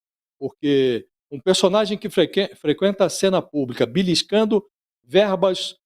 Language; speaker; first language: Portuguese; native; Portuguese